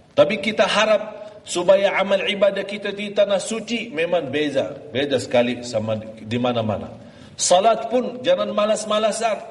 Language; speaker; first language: Malay; non-native, fluent; Arabic